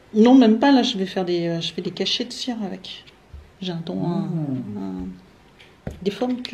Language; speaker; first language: French; native; French